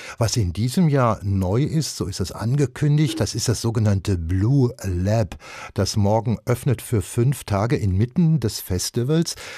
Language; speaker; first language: German; native; German